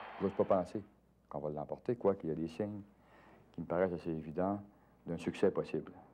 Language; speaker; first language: French; native; French